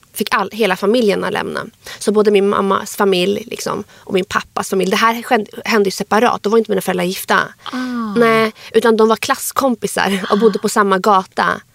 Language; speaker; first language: Swedish; early bilingual, other home language; Arabic